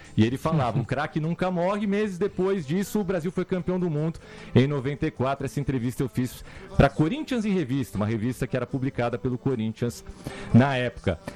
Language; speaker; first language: Portuguese; native; Portuguese